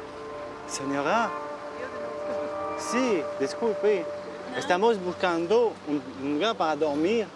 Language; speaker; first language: Spanish; non-native, learner; French